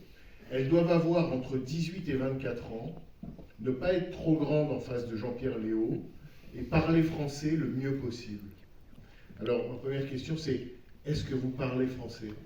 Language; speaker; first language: French; native; French